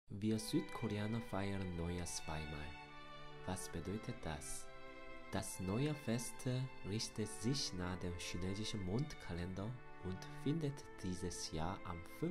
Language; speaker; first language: German; non-native, fluent; Korean